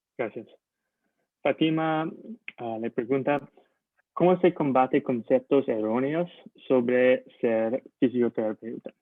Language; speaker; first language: Spanish; non-native, learner; English